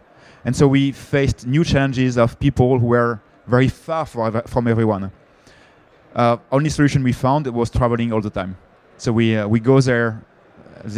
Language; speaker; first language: English; non-native, fluent; French